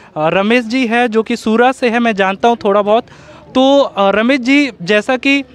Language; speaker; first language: Hindi; non-native, local second language; Bhili